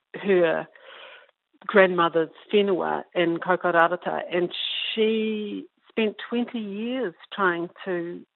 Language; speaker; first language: English; native; English